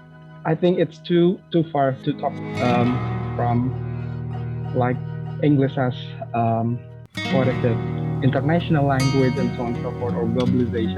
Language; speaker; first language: English; non-native, fluent; Indonesian